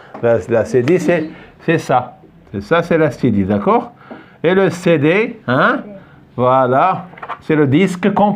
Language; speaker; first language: French; non-native, local second language; Arabic